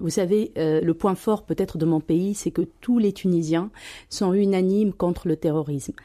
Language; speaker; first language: French; non-native, local second language; Arabic